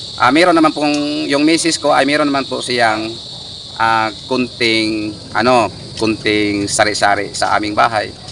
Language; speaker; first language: Filipino; non-native, local second language; Cebuano